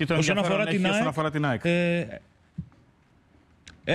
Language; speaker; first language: Greek; native; Greek